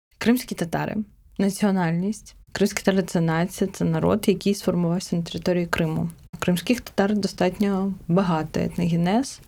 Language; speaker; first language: Ukrainian; non-native, local second language; Crimean Tatar